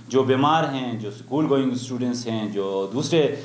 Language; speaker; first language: Urdu; non-native, local second language; Khowar